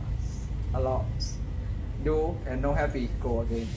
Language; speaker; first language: English; non-native, learner; Thai